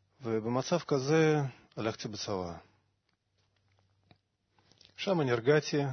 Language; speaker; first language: Hebrew; non-native, learner; Russian